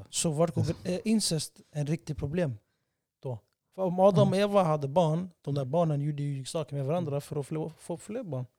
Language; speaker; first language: Swedish; early bilingual, other home language; English